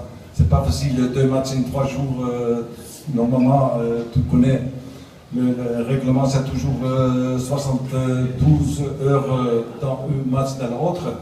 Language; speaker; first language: French; non-native, learner; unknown